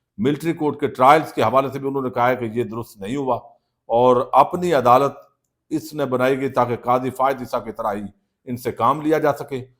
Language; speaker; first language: Urdu; non-native, local second language; Punjabi